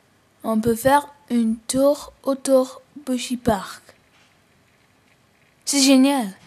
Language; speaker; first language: French; non-native, learner; English